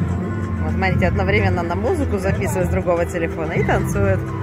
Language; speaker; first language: Russian; native; Russian